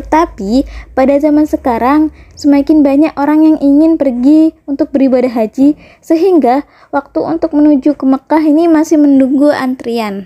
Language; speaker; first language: Indonesian; native; Indonesian